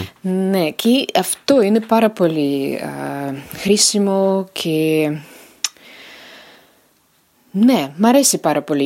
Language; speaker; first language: Greek; non-native, learner; Russian